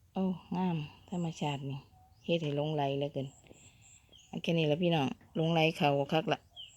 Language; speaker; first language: Thai; native; Thai